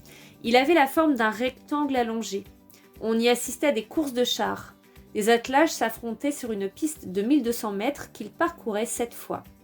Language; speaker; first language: French; native; French